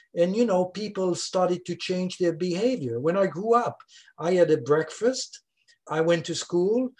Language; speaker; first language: English; non-native, fluent; French